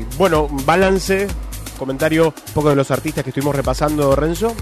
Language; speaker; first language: Spanish; native; Spanish